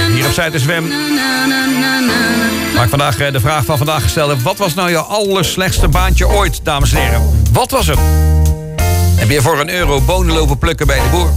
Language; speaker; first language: Dutch; native; Dutch